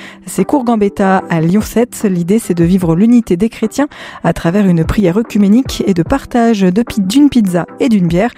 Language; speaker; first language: French; native; French